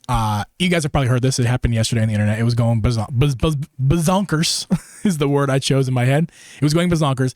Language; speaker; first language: English; native; English